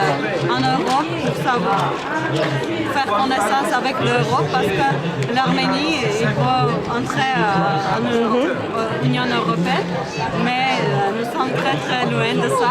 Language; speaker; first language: French; non-native, fluent; Armenian